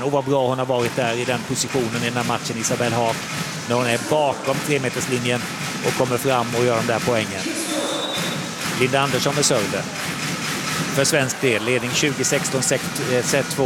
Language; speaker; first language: Swedish; native; Swedish